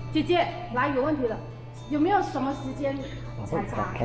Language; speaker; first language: Chinese; non-native, learner; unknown